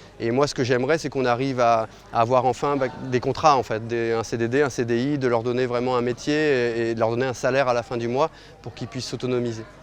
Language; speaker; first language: French; native; French